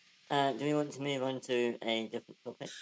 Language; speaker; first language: English; native; English